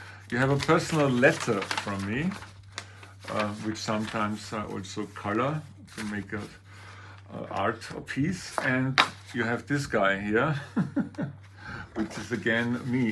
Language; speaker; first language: English; non-native, fluent; German